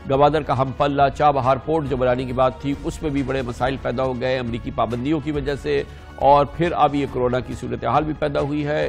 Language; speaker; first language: Urdu; native; Urdu